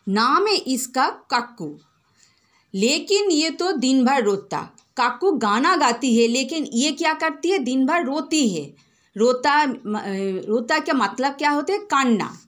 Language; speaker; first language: Hindi; non-native, local second language; Bangla